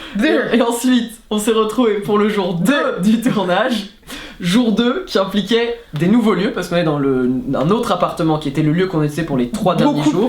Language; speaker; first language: French; native; French